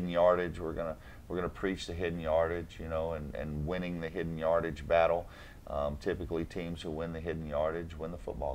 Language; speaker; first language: English; native; English